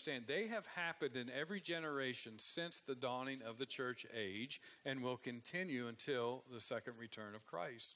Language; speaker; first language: English; native; English